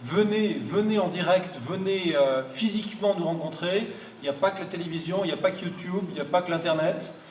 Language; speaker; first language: French; native; French